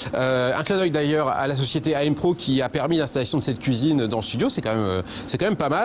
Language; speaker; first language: French; native; French